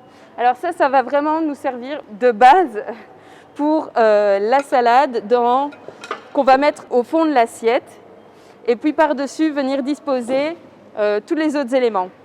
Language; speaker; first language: French; native; French